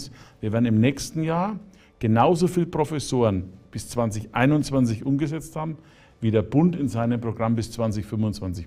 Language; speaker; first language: German; native; German